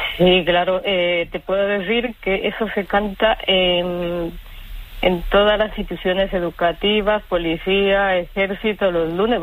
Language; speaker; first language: Spanish; native; Spanish